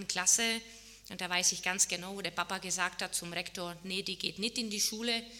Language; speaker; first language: German; non-native, fluent; Czech